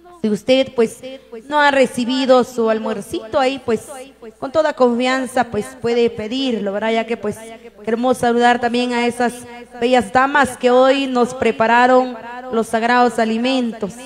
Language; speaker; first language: Spanish; native; Spanish